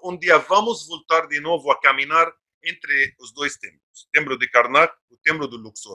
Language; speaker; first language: Portuguese; non-native, fluent; Arabic